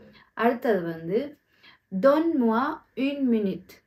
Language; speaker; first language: French; non-native, fluent; Tamil